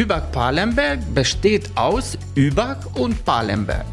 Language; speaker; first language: German; non-native, learner; Hungarian